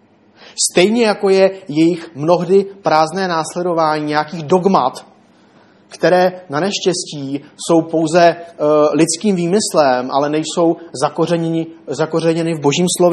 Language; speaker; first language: Czech; native; Czech